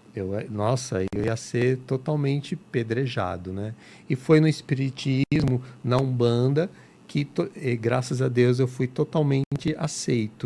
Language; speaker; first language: Portuguese; native; Portuguese